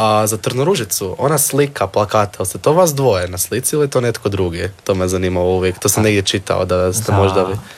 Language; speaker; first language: Serbian; native; Serbian